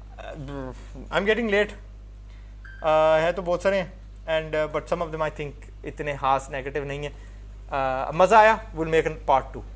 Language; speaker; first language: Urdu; non-native, fluent; English